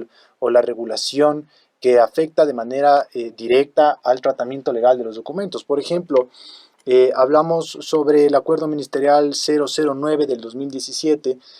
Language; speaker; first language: Spanish; native; Spanish